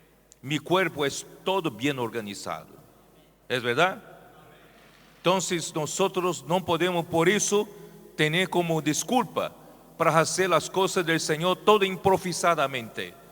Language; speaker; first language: Spanish; non-native, fluent; Portuguese